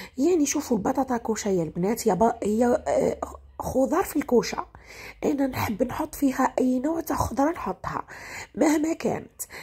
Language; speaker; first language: Arabic; native; Arabic